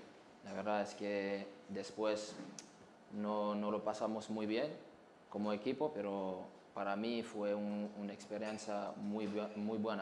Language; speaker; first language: Spanish; non-native, learner; Arabic